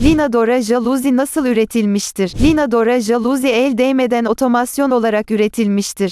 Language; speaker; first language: Turkish; native; Turkish